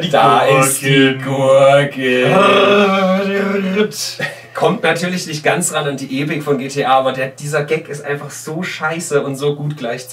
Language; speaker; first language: German; native; German